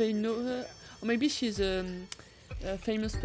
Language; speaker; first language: English; non-native, fluent; French